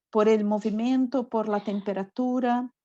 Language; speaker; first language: Spanish; non-native, learner; Portuguese